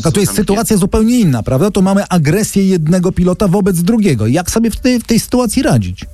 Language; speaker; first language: Polish; native; Polish